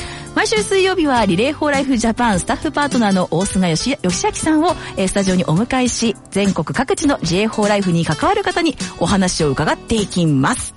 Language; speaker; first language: Japanese; native; Japanese